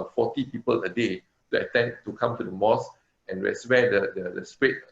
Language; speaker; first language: English; non-native, local second language; Malay